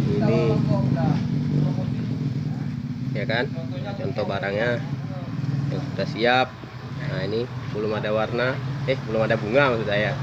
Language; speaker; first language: Indonesian; native; Indonesian